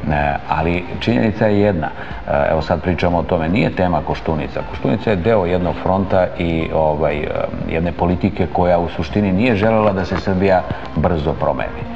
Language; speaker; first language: Serbian; native; Serbian